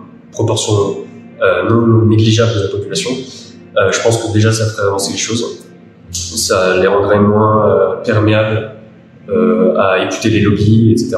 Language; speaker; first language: French; native; French